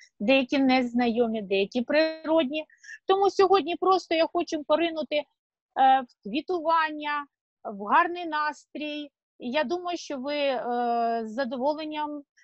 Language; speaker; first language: Ukrainian; non-native, local second language; Russian